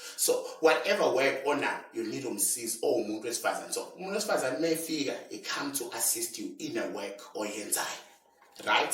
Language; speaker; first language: Zulu; native; Zulu